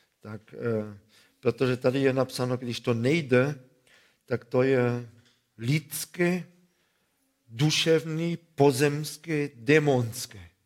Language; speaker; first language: Czech; non-native, fluent; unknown